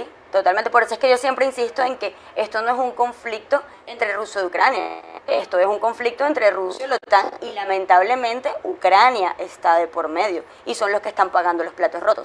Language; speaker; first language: Spanish; native; Spanish